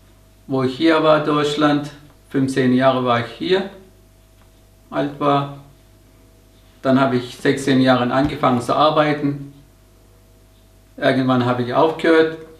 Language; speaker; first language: German; non-native, learner; Turkish